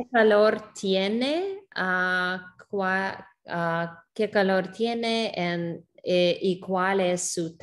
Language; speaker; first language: Spanish; non-native, learner; English